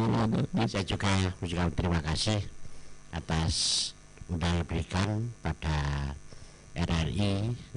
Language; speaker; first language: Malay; non-native, local second language; Javanese